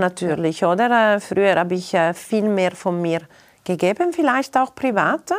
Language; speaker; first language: German; non-native, local second language; Italian